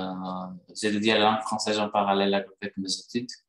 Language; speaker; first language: French; non-native, fluent; Greek